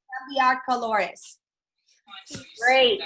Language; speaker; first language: Spanish; non-native, learner; English